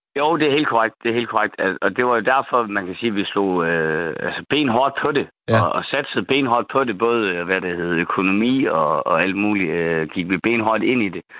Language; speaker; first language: Danish; native; Danish